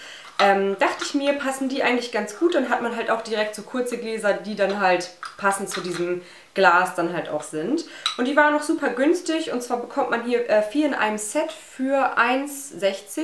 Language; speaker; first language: German; native; German